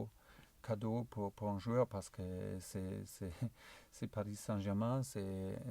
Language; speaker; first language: French; non-native, learner; German